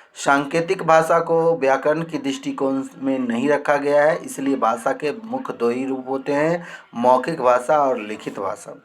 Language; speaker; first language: Hindi; native; Hindi